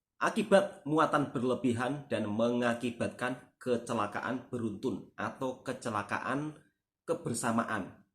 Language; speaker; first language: Indonesian; native; Indonesian